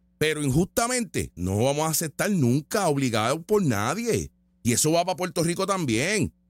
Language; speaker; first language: Spanish; native; Spanish